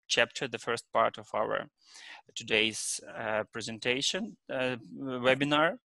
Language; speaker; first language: English; non-native, fluent; Ukrainian